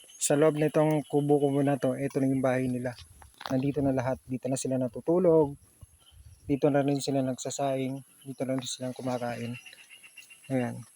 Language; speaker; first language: Filipino; native; Filipino